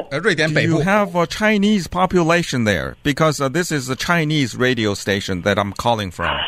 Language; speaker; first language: English; non-native, fluent; Chinese